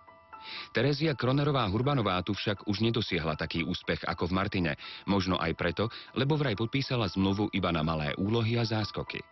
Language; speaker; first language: Slovak; native; Slovak